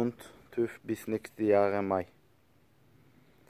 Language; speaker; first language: German; non-native, learner; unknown